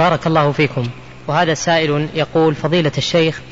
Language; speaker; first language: Arabic; native; Arabic